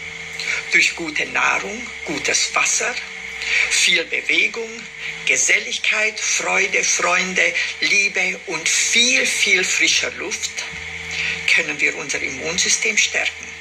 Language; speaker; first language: German; non-native, fluent; Romanian